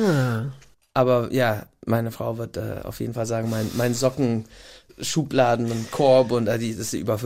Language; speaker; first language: German; non-native, fluent; English